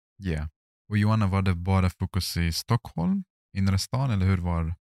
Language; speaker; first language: Swedish; non-native, fluent; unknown